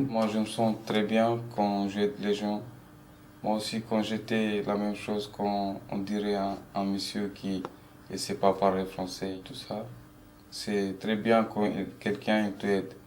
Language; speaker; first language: French; early bilingual, other home language; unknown